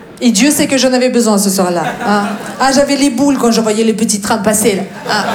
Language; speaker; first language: French; non-native, fluent; Russian